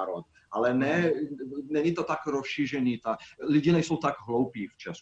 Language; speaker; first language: Czech; non-native, fluent; Portuguese